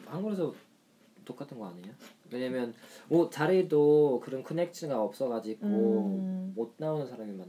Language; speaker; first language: Korean; non-native, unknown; German